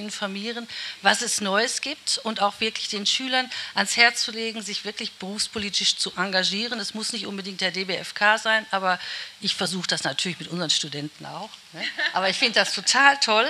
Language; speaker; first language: German; native; German